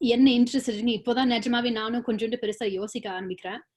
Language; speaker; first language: Tamil; early bilingual, other home language; English